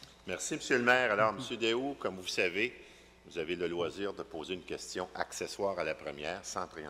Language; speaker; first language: French; native; French